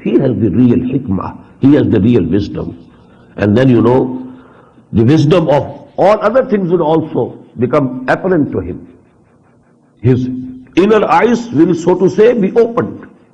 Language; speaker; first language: English; non-native, local second language; Urdu